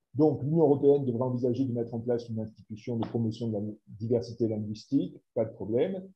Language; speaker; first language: French; native; French